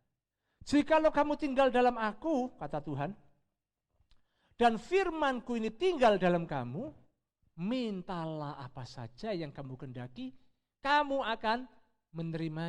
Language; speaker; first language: Indonesian; native; Indonesian